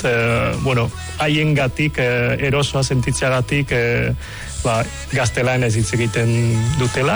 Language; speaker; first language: Basque; non-native, local second language; Cantonese